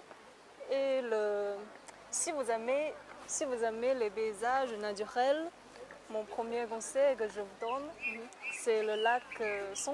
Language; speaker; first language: French; non-native, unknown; Chinese